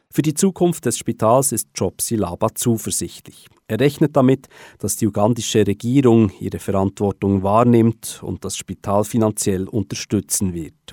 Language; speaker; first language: German; native; German